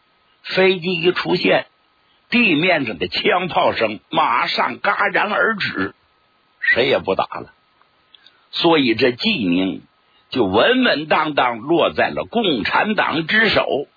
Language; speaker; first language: Chinese; native; Chinese